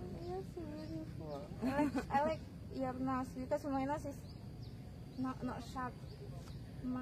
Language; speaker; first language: English; non-native, learner; Javanese